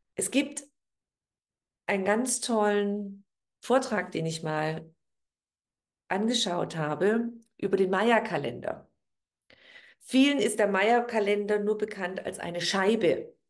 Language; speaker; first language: German; native; German